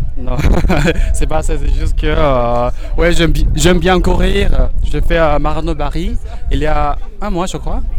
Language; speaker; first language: French; non-native, learner; Chinese